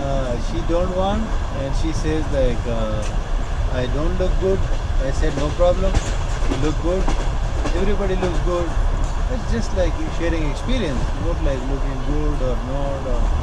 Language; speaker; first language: English; non-native, local second language; Urdu